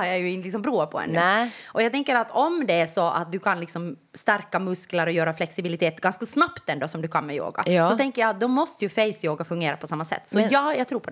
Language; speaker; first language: Swedish; native; Swedish